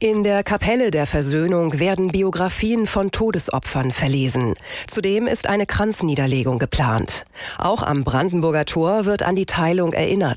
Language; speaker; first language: German; native; German